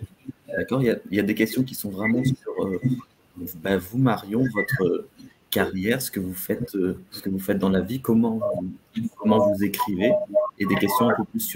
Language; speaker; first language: French; native; French